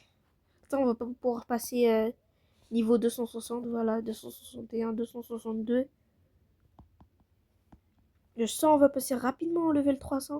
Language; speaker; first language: French; native; French